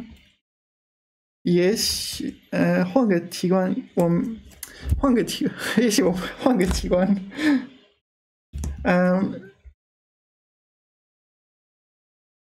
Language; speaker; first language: Chinese; non-native, learner; English